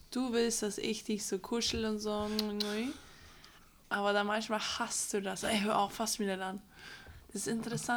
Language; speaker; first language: German; non-native, fluent; English